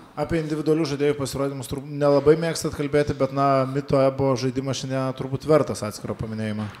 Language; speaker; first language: Lithuanian; native; Lithuanian